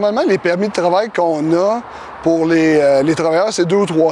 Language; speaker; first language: French; native; French